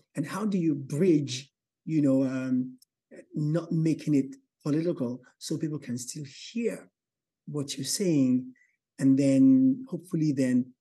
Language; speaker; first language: English; non-native, local second language; Yoruba